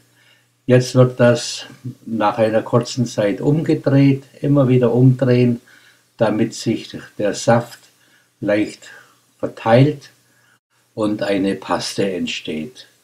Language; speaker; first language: German; native; German